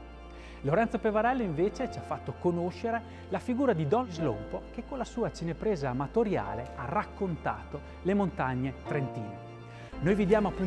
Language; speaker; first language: Italian; native; Italian